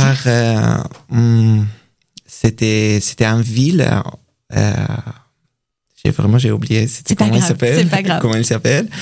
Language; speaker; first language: French; non-native, learner; Persian